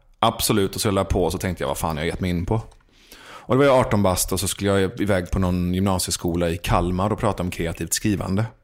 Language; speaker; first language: Swedish; early bilingual, other home language; Persian